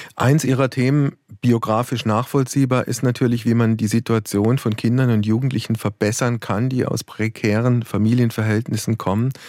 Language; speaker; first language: German; native; German